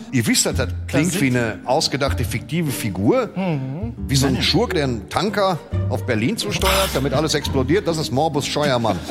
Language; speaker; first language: German; native; German